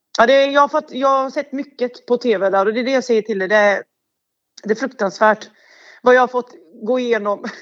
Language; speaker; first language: Swedish; early bilingual, other home language; Bosnian